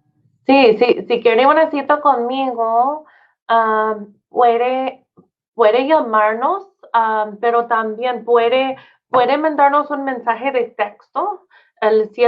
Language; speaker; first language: Spanish; non-native, fluent; English